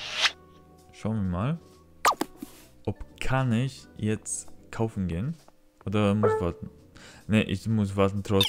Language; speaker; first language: German; non-native, learner; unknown